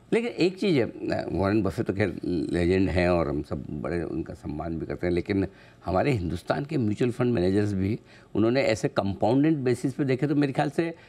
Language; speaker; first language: Hindi; native; Hindi